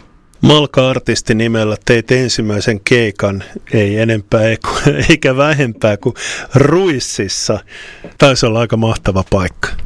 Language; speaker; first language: Finnish; native; Finnish